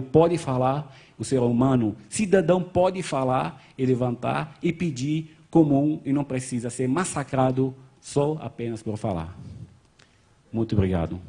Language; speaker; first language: Portuguese; non-native, fluent; Arabic